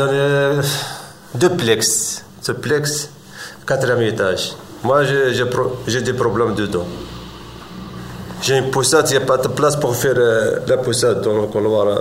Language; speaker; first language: French; non-native, learner; Arabic